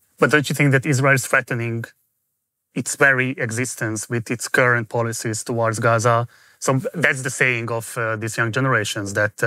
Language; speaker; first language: English; non-native, fluent; Hungarian